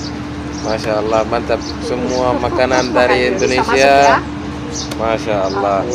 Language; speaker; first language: Indonesian; non-native, learner; Arabic